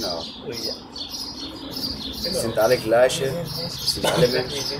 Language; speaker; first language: German; non-native, learner; Arabic